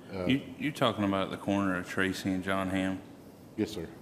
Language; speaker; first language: English; native; English